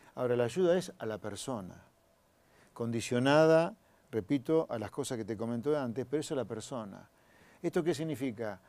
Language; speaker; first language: Spanish; native; Spanish